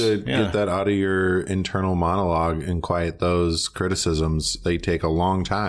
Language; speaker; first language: English; native; English